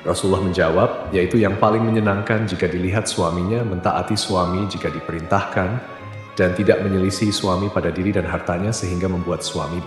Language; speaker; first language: Indonesian; native; Indonesian